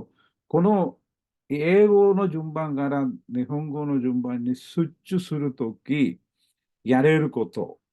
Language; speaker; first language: Japanese; non-native, learner; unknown